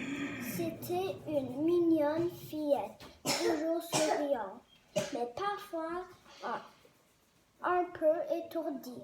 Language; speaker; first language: French; non-native, learner; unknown